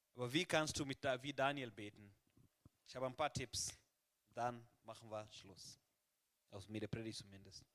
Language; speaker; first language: German; non-native, fluent; Swahili